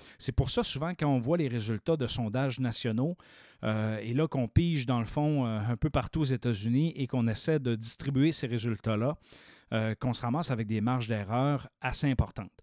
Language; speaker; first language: French; native; French